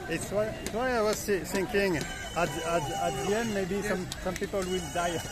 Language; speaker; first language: English; non-native, learner; French